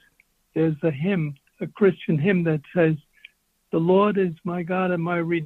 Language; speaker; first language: English; native; English